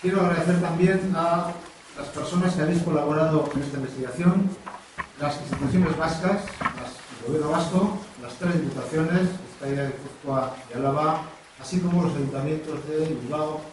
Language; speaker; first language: Spanish; native; Spanish